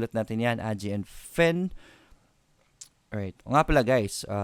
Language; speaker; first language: Filipino; native; Filipino